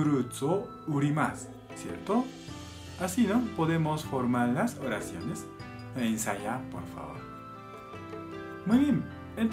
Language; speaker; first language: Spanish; non-native, fluent; Japanese